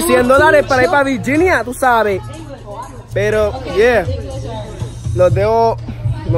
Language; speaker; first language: Spanish; early bilingual, heritage; English